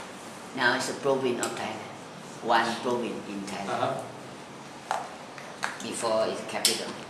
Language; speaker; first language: English; non-native, learner; Thai